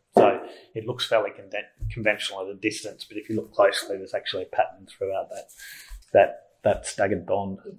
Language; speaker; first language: English; native; English